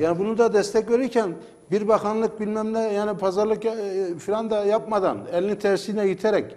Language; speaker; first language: Turkish; native; Turkish